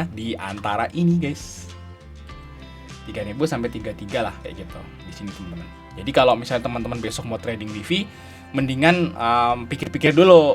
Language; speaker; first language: Indonesian; native; Indonesian